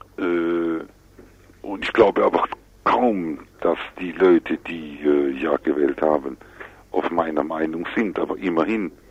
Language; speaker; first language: German; non-native, local second language; French